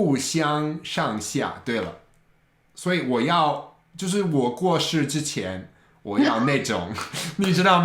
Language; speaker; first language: Chinese; non-native, fluent; English